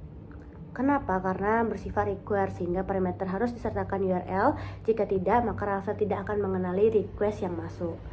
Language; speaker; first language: Indonesian; native; Indonesian